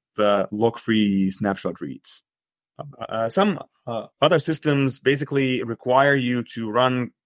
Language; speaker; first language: English; non-native, fluent; Arabic